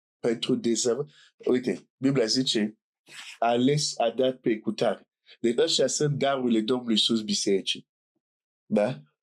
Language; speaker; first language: Romanian; non-native, fluent; French